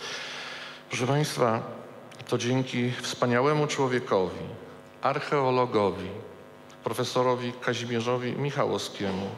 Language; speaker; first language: Polish; native; Polish